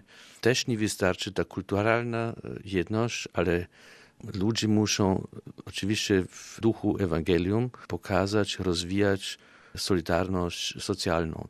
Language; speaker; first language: Polish; non-native, fluent; German